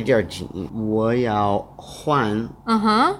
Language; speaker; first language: Chinese; non-native, learner; English